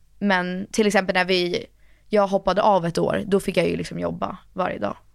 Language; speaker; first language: Swedish; native; Swedish